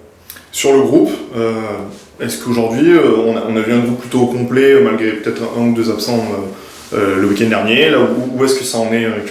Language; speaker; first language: French; native; French